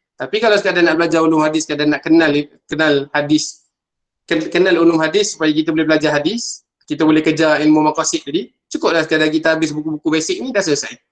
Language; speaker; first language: Malay; native; Malay